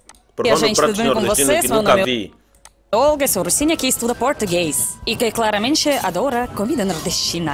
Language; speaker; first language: Portuguese; non-native, fluent; Russian